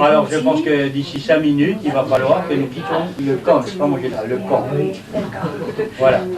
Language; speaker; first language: French; native; French